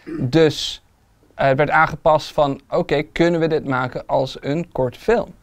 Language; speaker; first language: Dutch; early bilingual, other home language; English